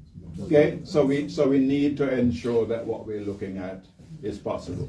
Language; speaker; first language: English; native; English